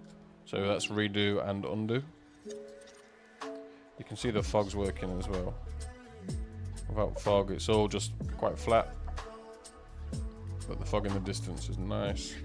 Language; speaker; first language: English; native; English